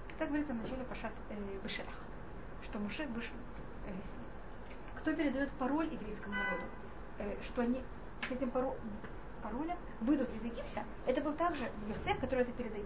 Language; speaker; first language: Russian; non-native, fluent; Hebrew